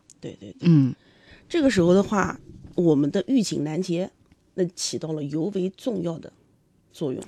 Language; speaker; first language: Chinese; native; Chinese